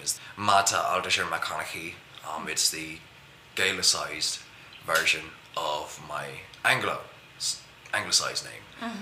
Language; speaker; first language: English; native; English